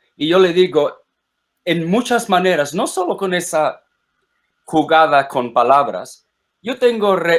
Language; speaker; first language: Spanish; non-native, fluent; English